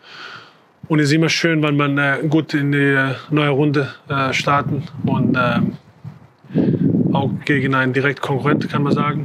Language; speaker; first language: German; non-native, fluent; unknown